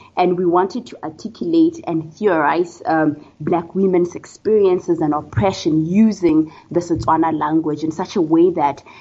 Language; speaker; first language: English; non-native, local second language; Tswana